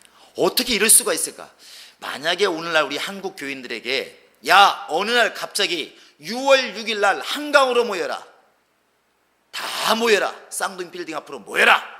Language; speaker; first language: Korean; native; Korean